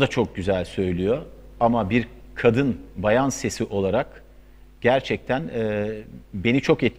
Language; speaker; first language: Turkish; native; Turkish